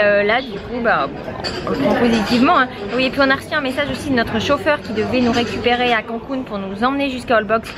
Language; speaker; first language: French; native; French